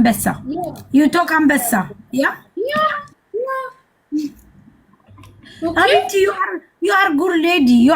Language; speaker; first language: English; non-native, learner; Amharic